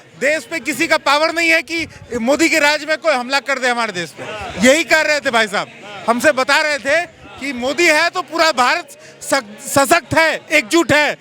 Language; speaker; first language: Hindi; native; Hindi